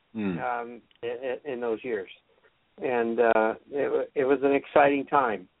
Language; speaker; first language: English; native; English